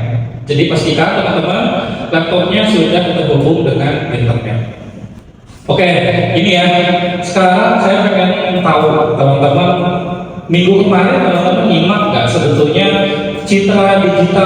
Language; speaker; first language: Indonesian; native; Indonesian